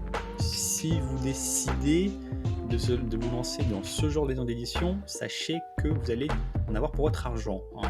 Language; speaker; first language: French; native; French